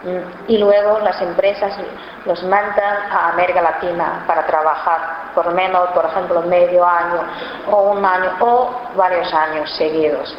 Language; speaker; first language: Spanish; non-native, fluent; Chinese